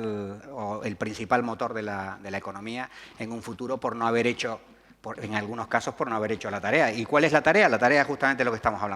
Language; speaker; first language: Spanish; native; Spanish